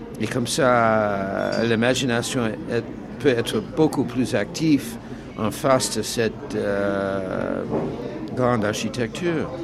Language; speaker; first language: French; non-native, fluent; English